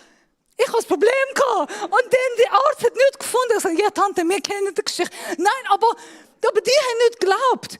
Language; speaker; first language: German; non-native, fluent; Persian